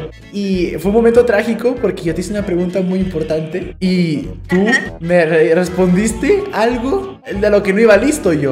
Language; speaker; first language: Spanish; native; Spanish